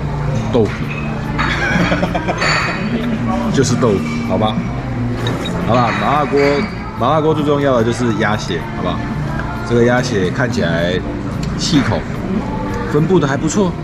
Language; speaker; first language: Chinese; native; Chinese